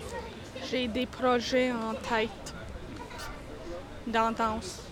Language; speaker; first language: French; non-native, local second language; English